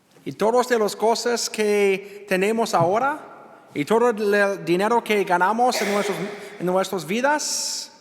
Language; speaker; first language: Spanish; non-native, learner; English